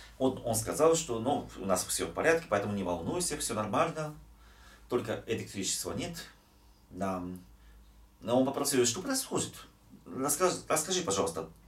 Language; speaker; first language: Russian; non-native, fluent; Japanese